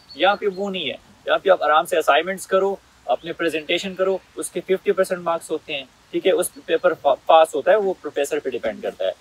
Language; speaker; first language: Hindi; non-native, local second language; Pashto